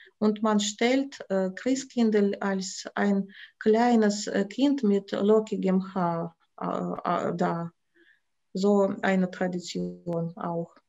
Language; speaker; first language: German; non-native, fluent; Russian